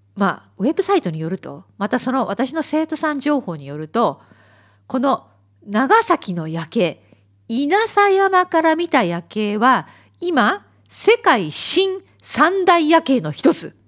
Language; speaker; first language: Japanese; native; Japanese